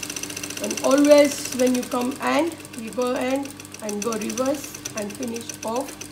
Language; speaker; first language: English; non-native, fluent; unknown